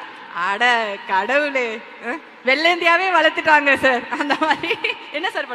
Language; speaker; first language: Tamil; native; Tamil